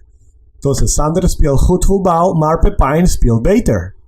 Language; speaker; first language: Dutch; non-native, learner; Spanish